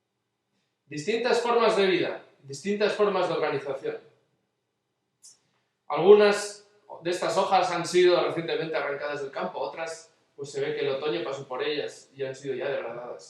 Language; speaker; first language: Spanish; native; Spanish